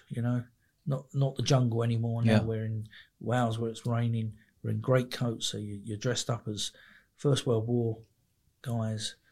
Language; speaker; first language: English; native; English